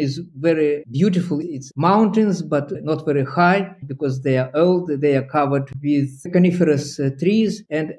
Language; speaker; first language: English; non-native, fluent; Russian